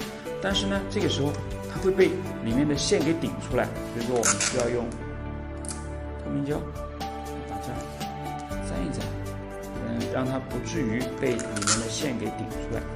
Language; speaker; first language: Chinese; native; Chinese